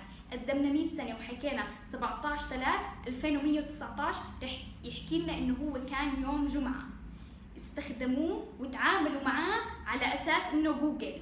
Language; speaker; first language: Arabic; native; Arabic